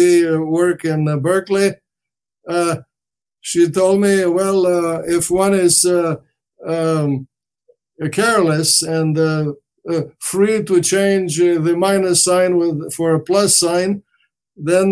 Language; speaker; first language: English; non-native, fluent; Romanian